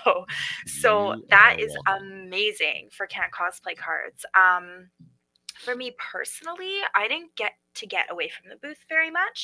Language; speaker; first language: English; native; English